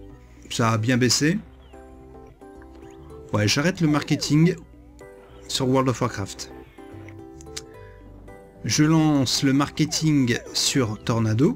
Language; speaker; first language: French; native; French